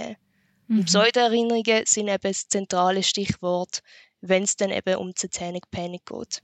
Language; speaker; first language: German; native; German